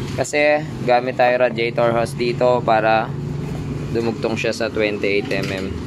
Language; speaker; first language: Filipino; native; Filipino